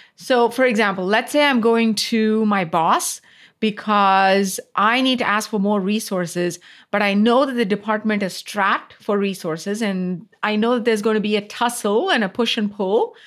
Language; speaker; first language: English; non-native, local second language; Tamil